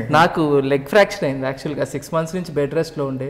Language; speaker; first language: Telugu; native; Telugu